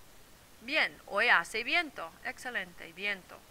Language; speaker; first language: Spanish; non-native, fluent; English